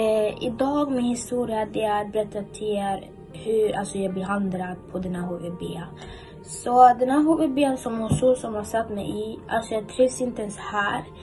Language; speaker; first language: Swedish; early bilingual, other home language; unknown